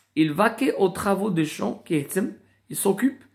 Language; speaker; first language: French; non-native, local second language; Arabic